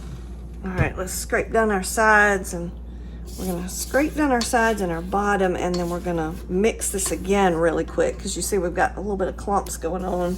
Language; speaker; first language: English; native; English